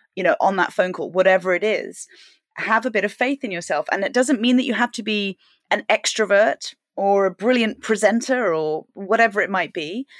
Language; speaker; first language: English; native; English